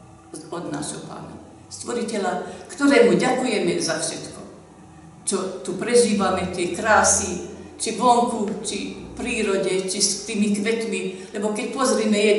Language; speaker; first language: Slovak; non-native, local second language; Hungarian